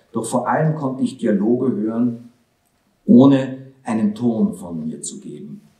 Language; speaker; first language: German; early bilingual, other home language; Hebrew